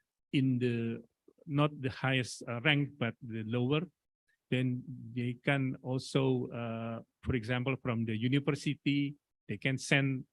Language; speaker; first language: English; non-native, fluent; Indonesian